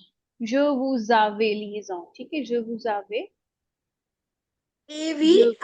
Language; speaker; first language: French; non-native, fluent; Hindi